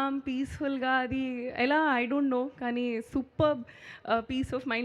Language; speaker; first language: Telugu; non-native, learner; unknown